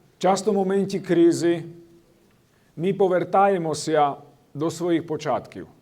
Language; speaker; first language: Ukrainian; non-native, fluent; Slovak